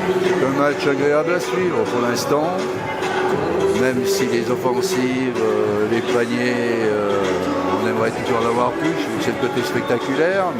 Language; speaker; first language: French; native; French